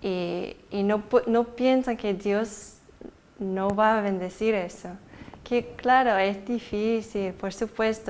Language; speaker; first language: Spanish; early bilingual, heritage; Spanish